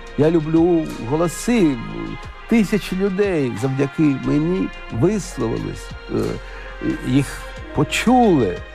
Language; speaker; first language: Ukrainian; non-native, local second language; Russian